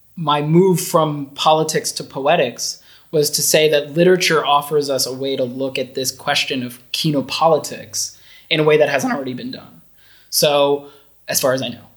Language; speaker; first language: English; native; English